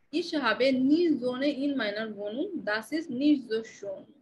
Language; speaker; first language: German; non-native, fluent; Bangla